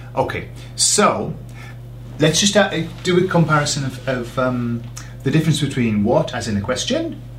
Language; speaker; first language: English; native; English